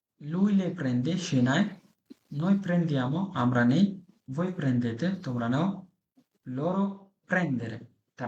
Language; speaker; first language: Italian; non-native, fluent; Bangla